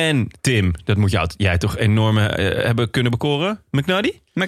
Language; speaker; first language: Dutch; native; Dutch